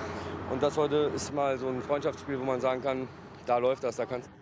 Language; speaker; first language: German; native; German